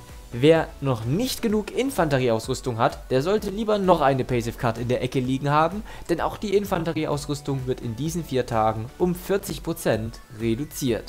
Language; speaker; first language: German; native; German